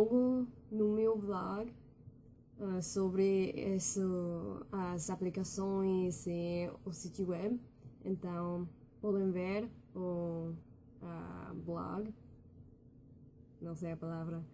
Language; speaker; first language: Portuguese; non-native, learner; English